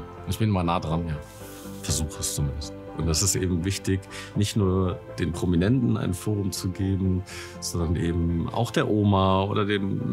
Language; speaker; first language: German; native; German